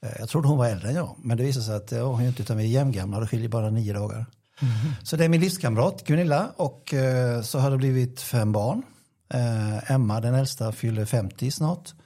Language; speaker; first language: Swedish; native; Swedish